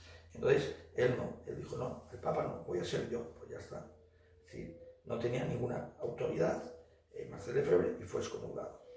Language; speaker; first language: Spanish; native; Spanish